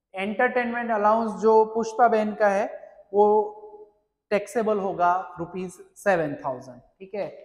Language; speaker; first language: Hindi; non-native, local second language; Gujarati